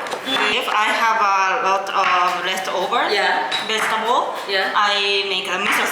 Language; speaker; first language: English; non-native, learner; Japanese